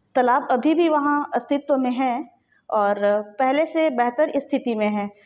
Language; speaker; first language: Hindi; native; Hindi